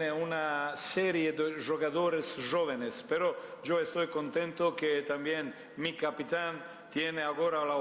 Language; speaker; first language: Spanish; non-native, fluent; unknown